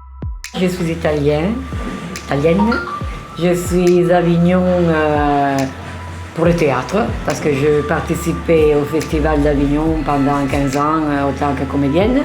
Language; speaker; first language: French; non-native, fluent; Italian